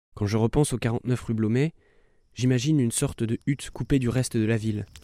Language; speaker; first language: French; native; French